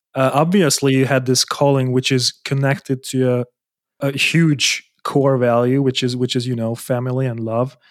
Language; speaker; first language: English; non-native, fluent; Hungarian